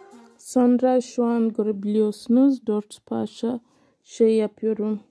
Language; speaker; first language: Turkish; non-native, learner; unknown